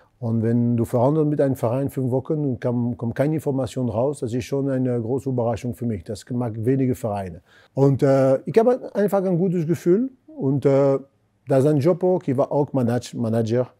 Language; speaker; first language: German; non-native, fluent; French